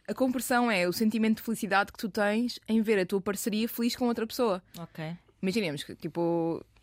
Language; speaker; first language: Portuguese; native; Portuguese